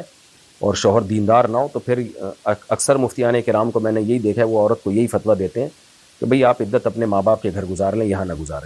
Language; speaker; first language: Urdu; native; Urdu